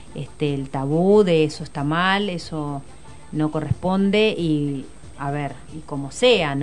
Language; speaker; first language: Spanish; native; Spanish